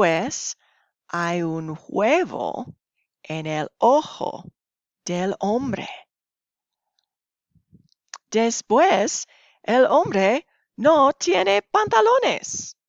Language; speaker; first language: Spanish; non-native, fluent; English